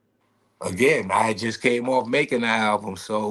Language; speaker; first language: English; native; English